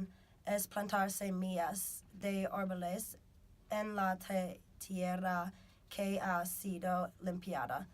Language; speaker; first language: Spanish; non-native, fluent; English